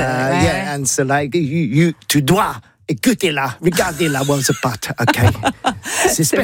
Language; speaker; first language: French; non-native, learner; English